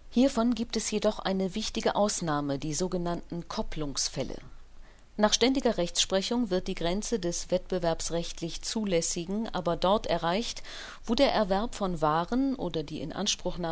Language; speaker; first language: German; native; German